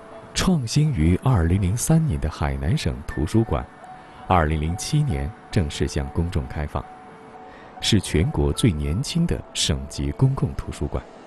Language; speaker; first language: Chinese; native; Chinese